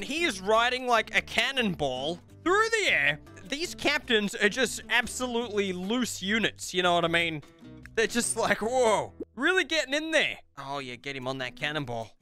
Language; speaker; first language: English; native; English